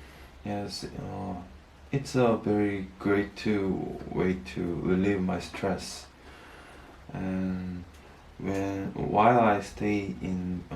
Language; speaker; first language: English; non-native, learner; Korean